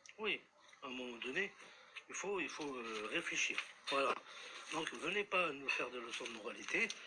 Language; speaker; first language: French; non-native, local second language; Arabic